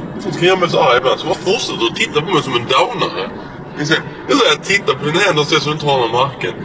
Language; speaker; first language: Swedish; native; Swedish